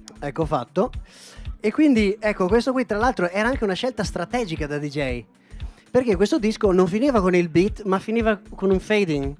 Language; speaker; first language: Italian; native; Italian